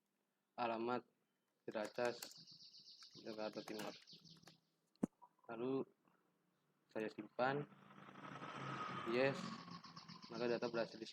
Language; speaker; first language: Indonesian; native; Indonesian